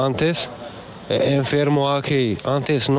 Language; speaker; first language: Spanish; non-native, learner; Arabic